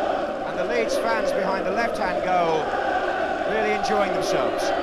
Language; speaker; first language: English; native; English